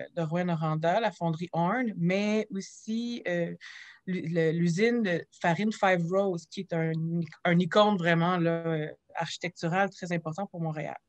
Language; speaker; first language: French; native; French